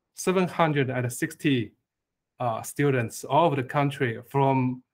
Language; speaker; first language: English; non-native, fluent; Chinese